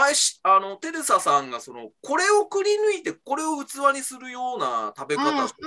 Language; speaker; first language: Japanese; native; Japanese